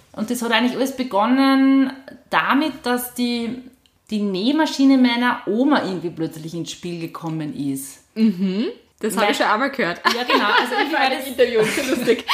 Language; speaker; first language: German; native; German